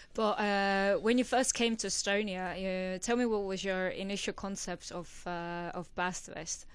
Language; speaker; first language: English; non-native, fluent; Estonian